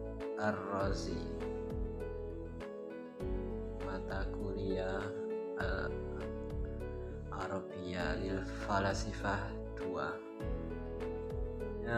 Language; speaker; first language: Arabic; non-native, learner; Indonesian